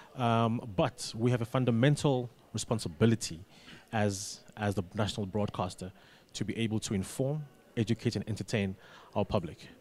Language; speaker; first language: English; non-native, local second language; Xhosa